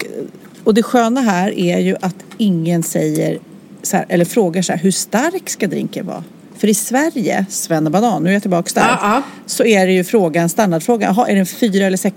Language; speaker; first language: Swedish; native; Swedish